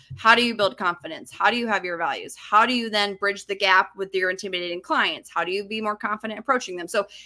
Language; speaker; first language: English; native; English